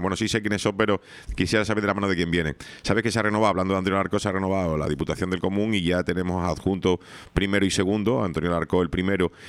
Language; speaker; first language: Spanish; native; Spanish